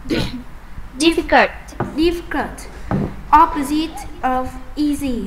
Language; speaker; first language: English; non-native, learner; Vietnamese